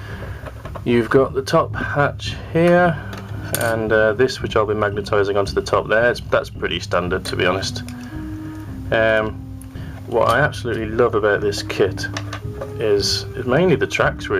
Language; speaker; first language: English; native; English